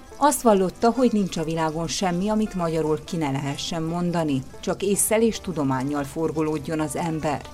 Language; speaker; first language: Hungarian; native; Hungarian